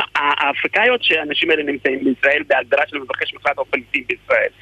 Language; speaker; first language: Hebrew; non-native, fluent; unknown